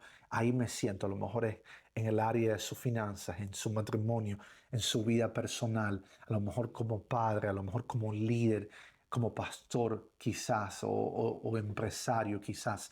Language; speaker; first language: Spanish; native; Spanish